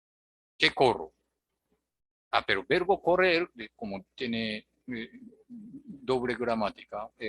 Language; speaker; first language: Spanish; non-native, fluent; Japanese